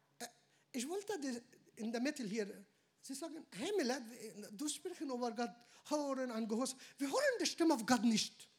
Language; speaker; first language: German; non-native, learner; Arabic